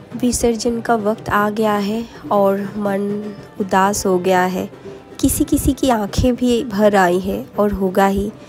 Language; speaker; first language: Hindi; non-native, local second language; Bangla